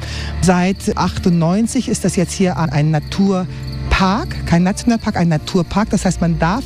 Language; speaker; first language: German; native; German